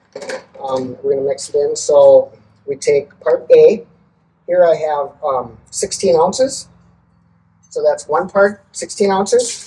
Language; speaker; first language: English; native; English